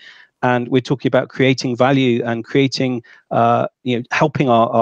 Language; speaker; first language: English; native; English